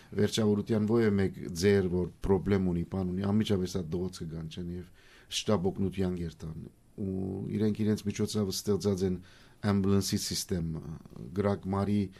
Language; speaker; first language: Armenian; early bilingual, heritage; Armenian